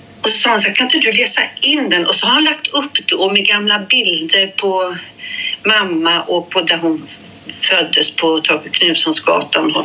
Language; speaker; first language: Swedish; native; Swedish